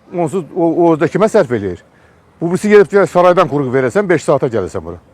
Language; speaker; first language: Azerbaijani; native; Azerbaijani